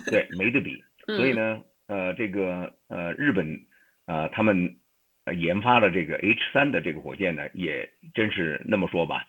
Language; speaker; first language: Chinese; native; Chinese